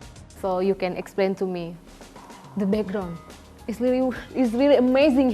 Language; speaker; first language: English; non-native, learner; Indonesian